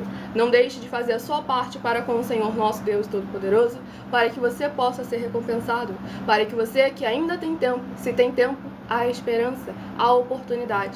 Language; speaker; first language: Portuguese; native; Portuguese